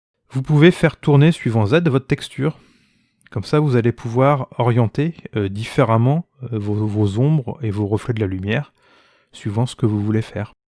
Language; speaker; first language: French; native; French